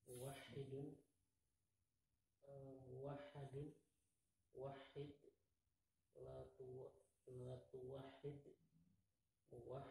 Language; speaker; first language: Arabic; non-native, learner; Indonesian